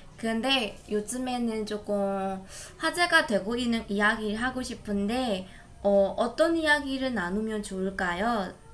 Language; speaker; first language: Korean; non-native, fluent; Burmese